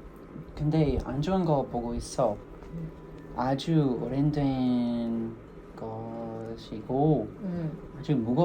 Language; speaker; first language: Korean; non-native, learner; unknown